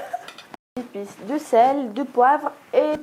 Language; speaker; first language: French; non-native, local second language; Arabic